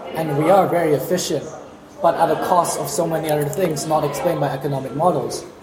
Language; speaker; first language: English; native; English